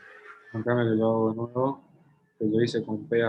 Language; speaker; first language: Spanish; native; Spanish